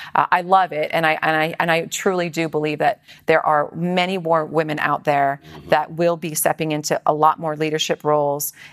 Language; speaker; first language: English; native; English